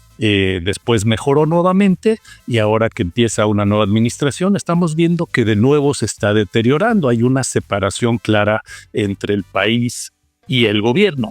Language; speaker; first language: Spanish; native; Spanish